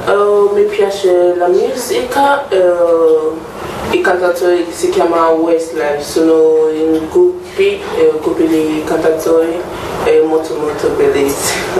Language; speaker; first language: Italian; non-native, learner; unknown